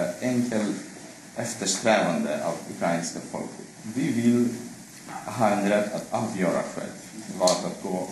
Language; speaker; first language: Swedish; non-native, fluent; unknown